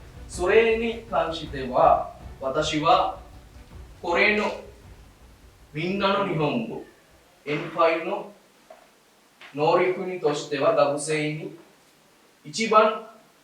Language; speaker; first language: Japanese; non-native, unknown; Sinhala